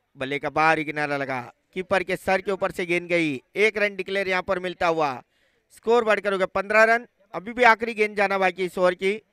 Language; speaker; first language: Hindi; non-native, local second language; Marathi